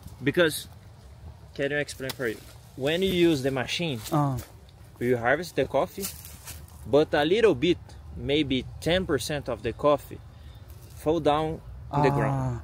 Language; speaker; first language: English; non-native, learner; Portuguese